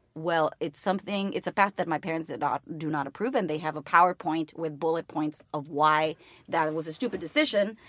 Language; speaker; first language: English; non-native, fluent; Spanish